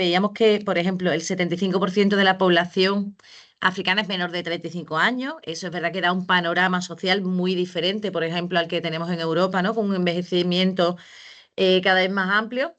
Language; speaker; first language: Spanish; native; Spanish